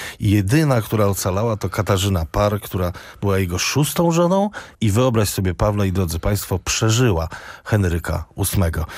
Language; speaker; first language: Polish; native; Polish